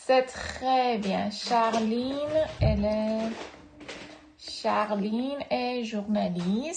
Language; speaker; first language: French; non-native, fluent; Persian